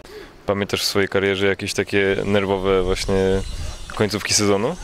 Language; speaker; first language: Polish; native; Polish